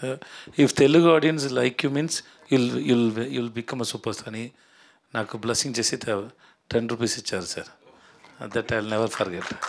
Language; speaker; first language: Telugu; non-native, learner; Tamil